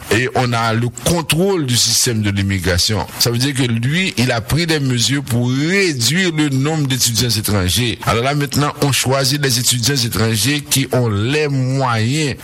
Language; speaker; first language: French; non-native, local second language; Haitian Creole